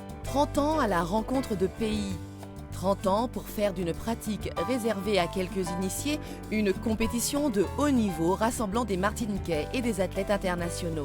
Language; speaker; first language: French; native; French